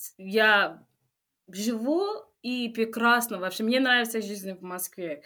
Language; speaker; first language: Russian; non-native, fluent; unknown